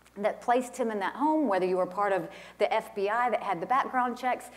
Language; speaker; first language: English; native; English